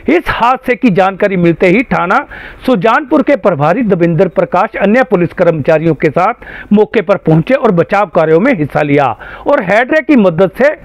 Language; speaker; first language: Hindi; non-native, local second language; Punjabi